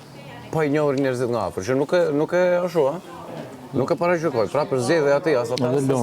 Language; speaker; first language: Albanian; native; Albanian